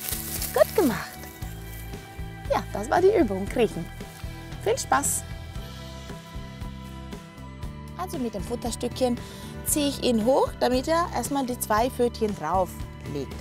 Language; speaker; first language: German; non-native, fluent; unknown